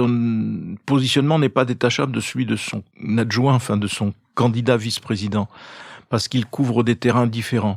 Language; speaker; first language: French; native; French